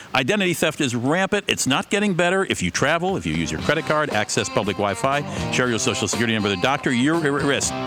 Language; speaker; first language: English; non-native, fluent; Korean